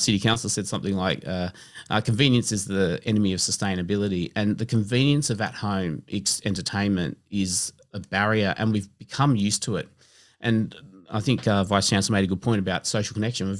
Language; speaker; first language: English; native; English